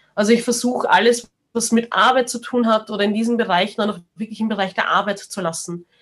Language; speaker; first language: German; native; German